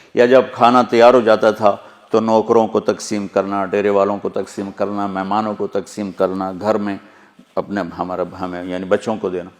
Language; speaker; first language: Urdu; non-native, local second language; Punjabi